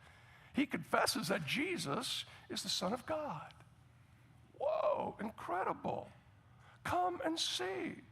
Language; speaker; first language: English; native; English